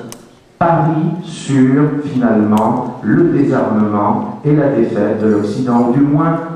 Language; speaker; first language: French; native; French